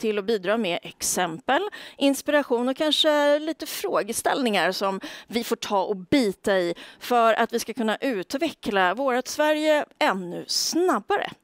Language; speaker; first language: Swedish; native; Swedish